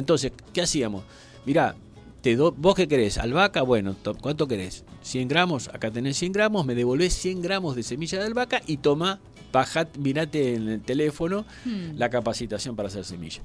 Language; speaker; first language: Spanish; native; Spanish